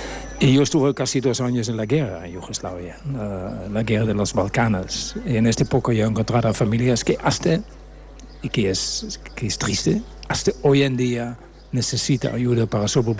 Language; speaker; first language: Spanish; non-native, learner; Dutch